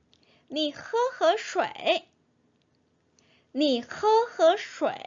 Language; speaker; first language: Chinese; non-native, fluent; Korean